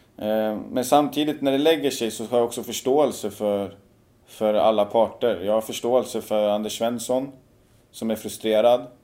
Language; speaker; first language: Swedish; early bilingual, other home language; Persian